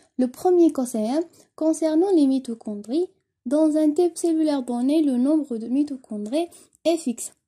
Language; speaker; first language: French; non-native, local second language; Arabic